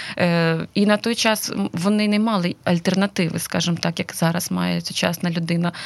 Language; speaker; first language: Ukrainian; non-native, local second language; Russian